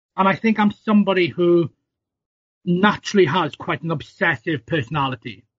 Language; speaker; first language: English; native; English